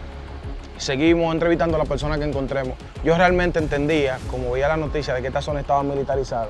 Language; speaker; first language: Spanish; native; Spanish